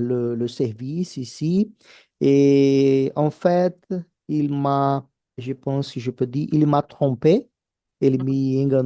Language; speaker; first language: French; non-native, fluent; Portuguese